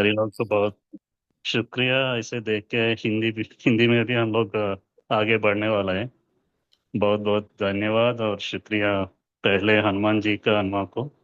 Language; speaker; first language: Hindi; non-native, local second language; Telugu